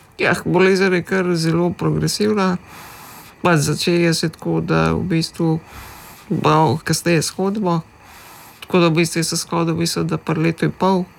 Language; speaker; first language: Slovenian; early bilingual, other home language; Macedonian